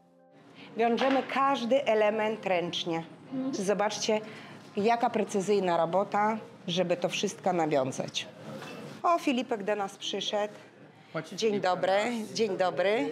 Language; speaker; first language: Polish; non-native, learner; Russian